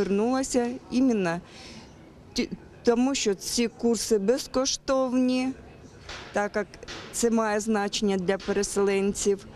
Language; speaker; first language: Ukrainian; non-native, local second language; Russian